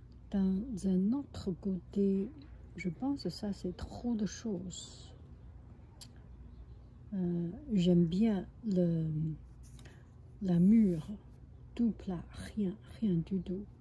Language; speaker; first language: French; non-native, fluent; Chinese